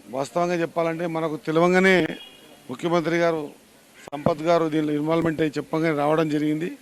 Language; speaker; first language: Telugu; native; Telugu